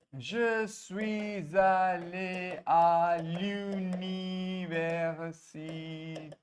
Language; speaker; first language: French; non-native, fluent; Hindi